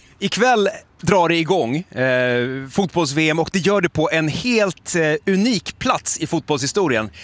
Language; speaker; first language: Swedish; native; Swedish